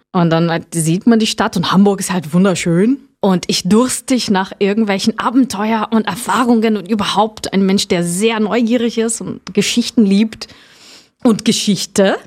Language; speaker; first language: German; non-native, fluent; Portuguese